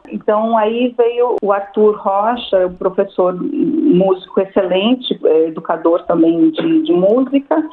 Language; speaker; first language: Portuguese; native; Portuguese